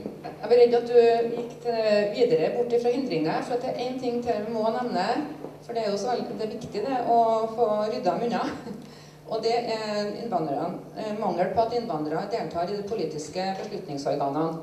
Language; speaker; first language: Norwegian; native; Norwegian